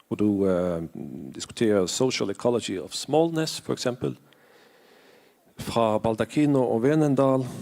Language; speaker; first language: Danish; non-native, fluent; Faroese